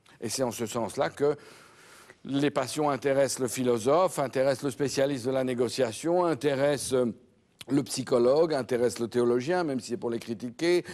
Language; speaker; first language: French; native; French